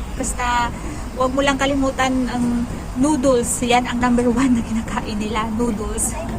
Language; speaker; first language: Filipino; non-native, local second language; Cebuano